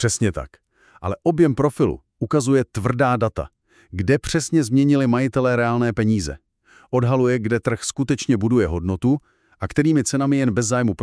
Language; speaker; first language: Czech; native; Czech